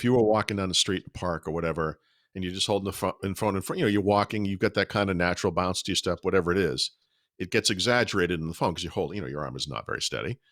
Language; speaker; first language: English; native; English